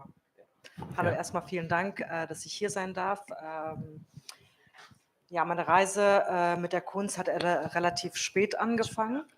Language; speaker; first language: German; early bilingual, other home language; Kurdish